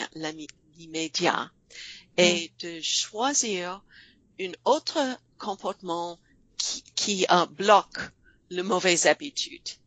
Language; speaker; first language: French; non-native, fluent; English